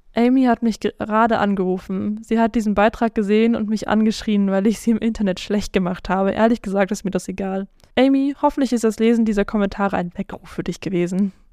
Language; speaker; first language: German; non-native, fluent; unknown